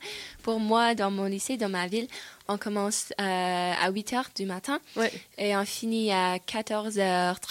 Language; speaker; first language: French; non-native, learner; English